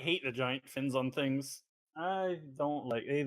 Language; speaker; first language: English; native; English